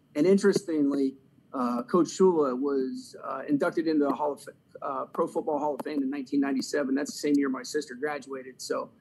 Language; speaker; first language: English; native; English